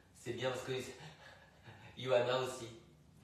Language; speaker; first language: French; native; French